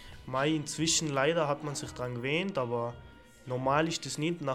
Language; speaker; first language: German; early bilingual, other home language; Turkish